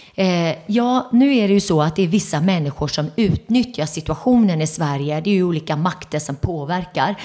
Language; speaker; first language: Swedish; early bilingual, other home language; Turoyo